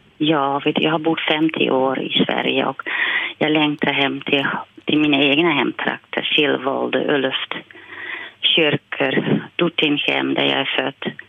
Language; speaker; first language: Swedish; non-native, fluent; Dutch